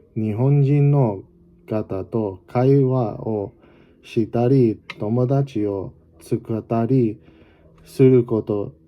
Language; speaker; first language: Japanese; non-native, learner; English